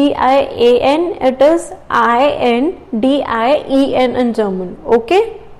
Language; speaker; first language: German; non-native, learner; Hindi